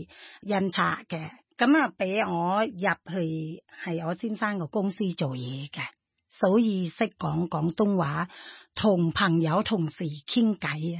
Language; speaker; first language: Chinese; non-native, fluent; Thai